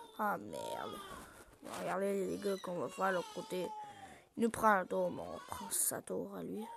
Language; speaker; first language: French; native; French